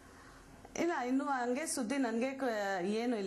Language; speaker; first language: Kannada; non-native, learner; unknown